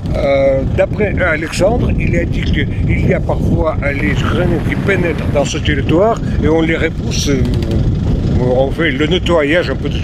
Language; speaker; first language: French; non-native, fluent; Russian